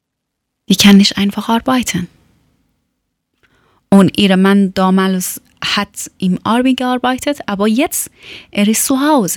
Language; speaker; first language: German; non-native, learner; Persian